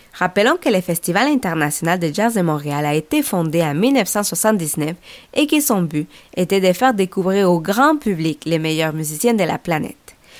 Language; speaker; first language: French; non-native, fluent; Spanish